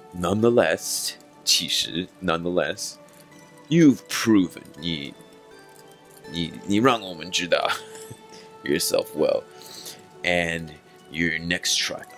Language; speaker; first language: English; native; English